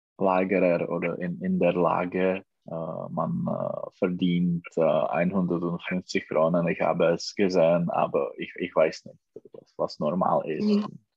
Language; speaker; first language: German; non-native, learner; Czech